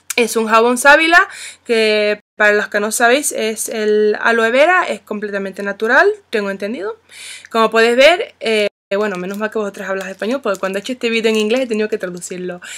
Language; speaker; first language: Spanish; non-native, fluent; English